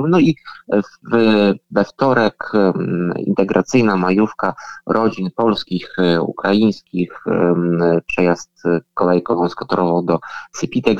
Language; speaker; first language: Polish; native; Polish